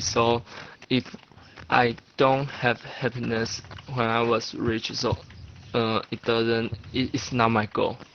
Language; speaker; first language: English; non-native, learner; Chinese